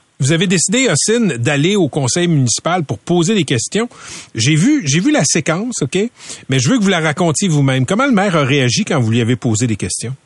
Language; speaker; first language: French; native; French